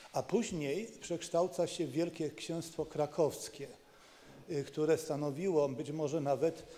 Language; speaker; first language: Polish; native; Polish